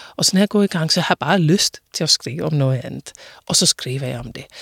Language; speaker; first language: Danish; non-native, fluent; Finnish